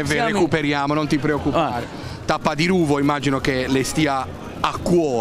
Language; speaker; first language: Italian; native; Italian